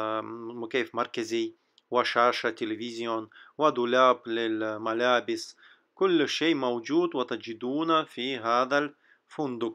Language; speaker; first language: Arabic; non-native, learner; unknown